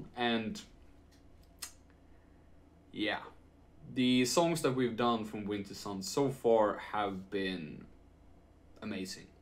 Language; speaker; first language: English; non-native, fluent; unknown